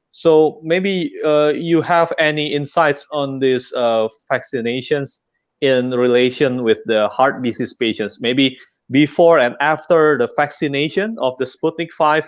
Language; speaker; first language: English; non-native, fluent; Indonesian